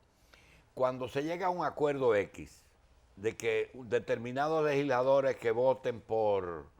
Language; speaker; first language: Spanish; native; Spanish